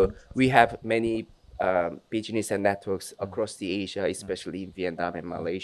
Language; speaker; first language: English; non-native, fluent; Korean